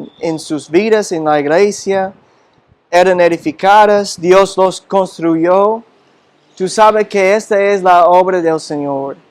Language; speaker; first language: Spanish; non-native, fluent; English